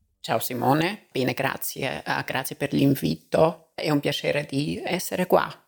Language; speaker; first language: Italian; non-native, fluent; Albanian